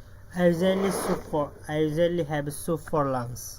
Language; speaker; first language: English; non-native, learner; Bangla